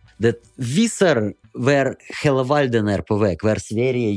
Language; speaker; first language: Swedish; non-native, fluent; Russian